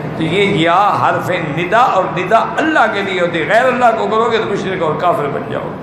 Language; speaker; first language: Urdu; native; Urdu